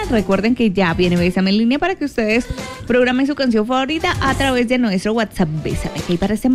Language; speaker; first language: Spanish; native; Spanish